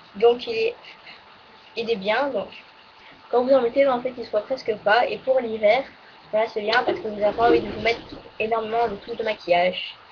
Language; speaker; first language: French; native; French